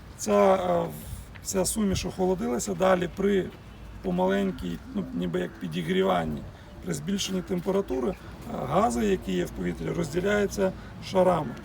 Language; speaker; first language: Ukrainian; native; Ukrainian